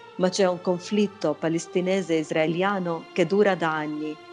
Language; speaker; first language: Italian; non-native, fluent; Arabic